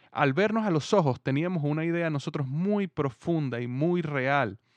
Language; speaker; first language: Spanish; native; Spanish